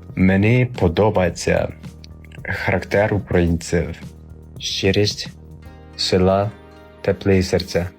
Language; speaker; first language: Ukrainian; non-native, learner; Japanese